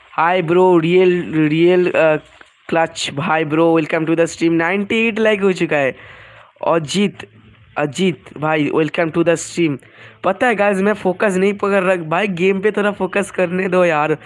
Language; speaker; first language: Hindi; non-native, local second language; Bangla